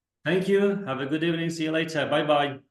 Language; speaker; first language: English; non-native, fluent; Kazakh